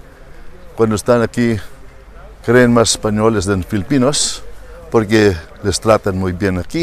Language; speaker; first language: Spanish; non-native, fluent; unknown